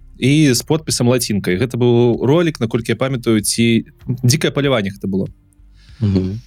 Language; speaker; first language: Belarusian; non-native, local second language; Russian